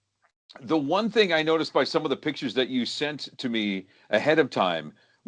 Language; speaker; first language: English; native; English